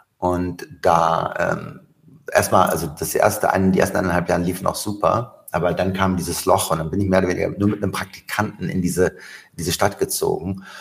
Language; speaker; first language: German; early bilingual, other home language; Arabic